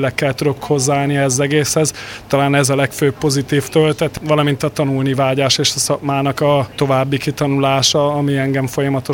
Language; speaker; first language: Hungarian; native; Hungarian